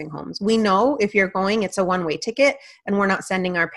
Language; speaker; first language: English; non-native, fluent; Punjabi